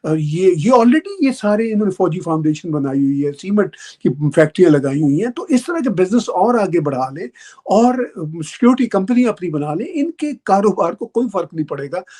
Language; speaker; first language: Urdu; native; Urdu